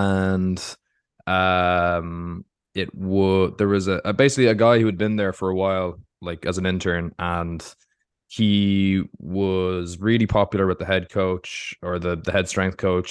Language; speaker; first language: English; native; English